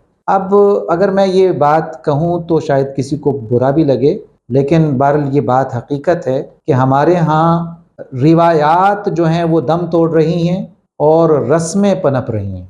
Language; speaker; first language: Urdu; native; Urdu